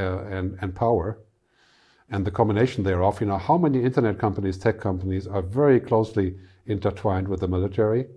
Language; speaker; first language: English; non-native, fluent; German